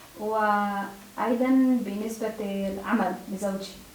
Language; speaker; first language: Arabic; non-native, learner; Czech